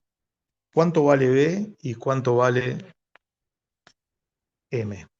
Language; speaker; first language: Spanish; native; Spanish